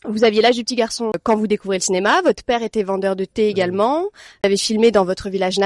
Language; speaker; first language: French; native; French